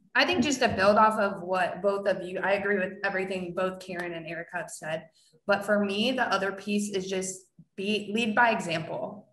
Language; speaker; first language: English; native; English